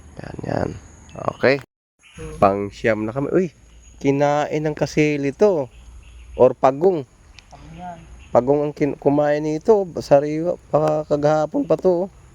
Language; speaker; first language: Filipino; non-native, local second language; Cebuano